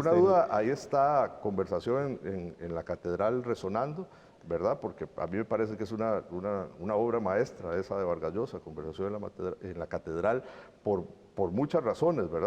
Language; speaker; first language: Spanish; native; Spanish